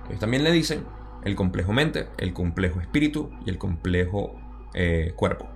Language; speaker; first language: Spanish; early bilingual, heritage; Spanish